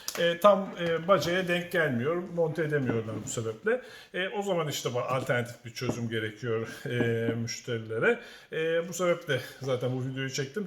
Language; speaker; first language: Turkish; native; Turkish